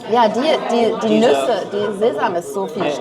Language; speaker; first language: German; non-native, fluent; French